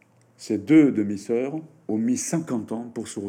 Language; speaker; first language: French; non-native, fluent; Japanese